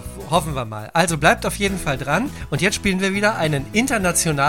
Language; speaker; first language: German; native; German